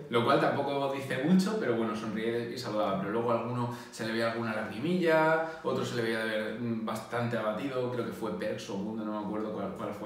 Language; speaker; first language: Spanish; native; Spanish